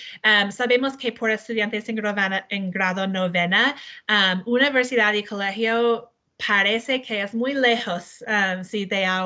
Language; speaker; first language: Spanish; non-native, learner; English